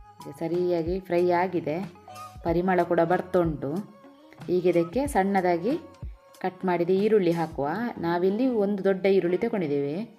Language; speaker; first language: Kannada; native; Kannada